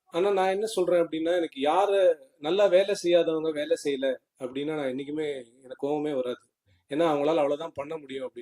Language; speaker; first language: Tamil; native; Tamil